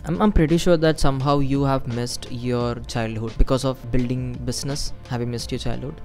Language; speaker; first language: English; non-native, local second language; Malayalam